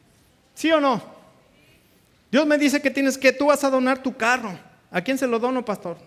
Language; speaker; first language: Spanish; native; Spanish